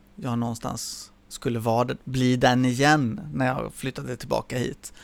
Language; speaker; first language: Swedish; early bilingual, other home language; Spanish